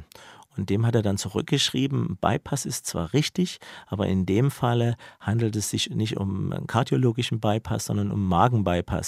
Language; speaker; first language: German; native; German